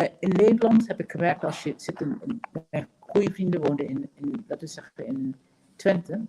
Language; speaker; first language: Dutch; non-native, local second language; Papiamento